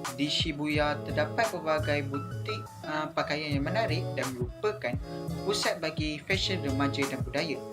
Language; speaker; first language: Malay; native; Malay